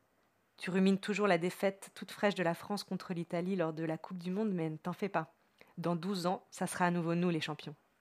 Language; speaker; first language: French; native; French